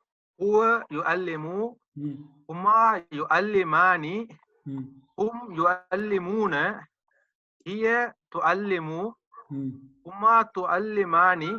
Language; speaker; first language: Arabic; non-native, learner; Tamil